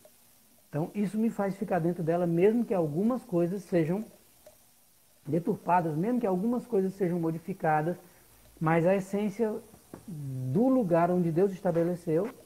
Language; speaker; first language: Portuguese; native; Portuguese